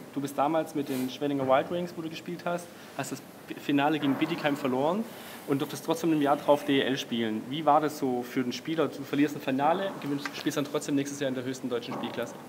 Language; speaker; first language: German; native; German